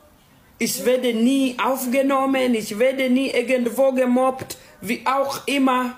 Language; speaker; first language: German; non-native, learner; Swahili